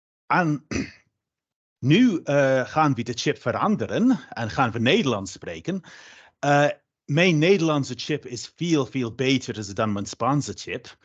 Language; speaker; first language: Dutch; non-native, fluent; English